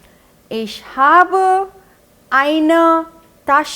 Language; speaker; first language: German; non-native, fluent; Hindi